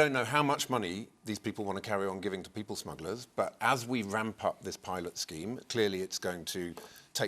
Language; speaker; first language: English; native; English